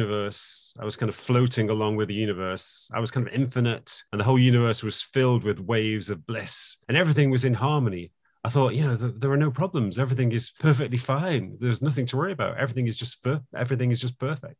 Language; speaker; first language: English; native; English